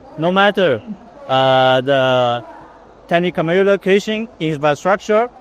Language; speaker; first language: English; non-native, fluent; Chinese